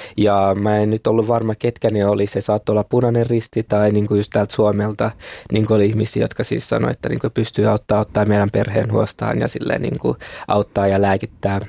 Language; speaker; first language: Finnish; early bilingual, other home language; Kinyarwanda